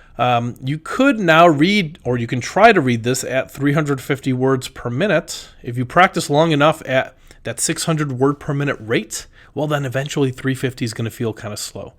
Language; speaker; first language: English; native; English